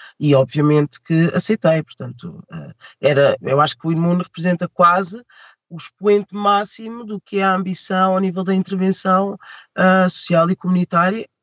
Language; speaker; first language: Portuguese; early bilingual, other home language; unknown